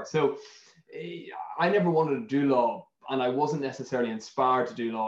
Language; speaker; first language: English; native; English